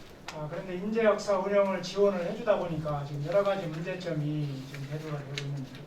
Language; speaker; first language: Korean; native; Korean